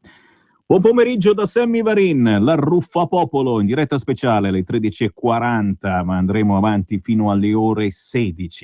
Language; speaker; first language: Italian; native; Italian